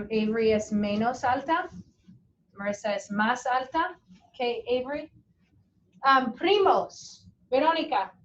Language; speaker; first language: Spanish; non-native, fluent; English